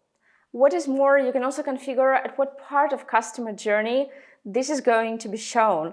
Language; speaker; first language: English; non-native, fluent; Russian